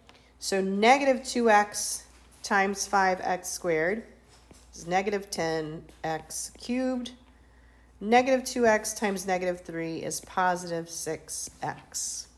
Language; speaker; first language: English; native; English